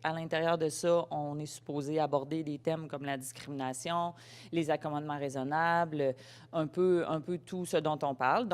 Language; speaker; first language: French; native; French